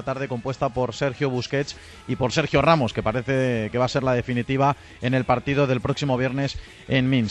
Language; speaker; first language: Spanish; native; Spanish